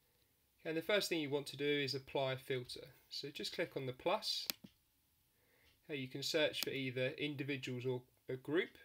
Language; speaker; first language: English; native; English